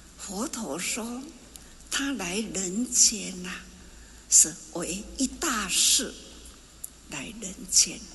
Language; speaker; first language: Chinese; non-native, local second language; Min Nan Chinese